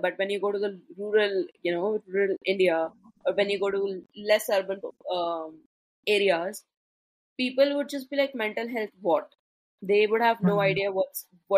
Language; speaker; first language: English; non-native, local second language; Hindi